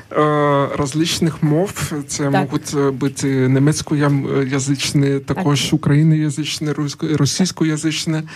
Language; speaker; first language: Ukrainian; non-native, local second language; Russian